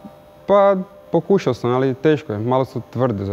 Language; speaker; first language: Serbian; non-native, learner; Portuguese